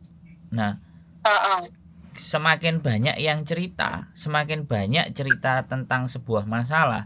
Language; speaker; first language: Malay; non-native, local second language; Javanese